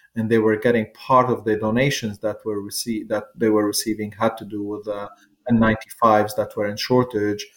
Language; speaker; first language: English; non-native, fluent; Arabic